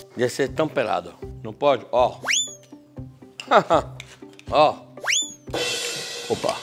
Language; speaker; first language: Portuguese; non-native, fluent; French